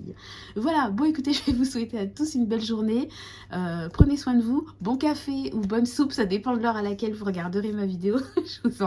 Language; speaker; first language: French; native; French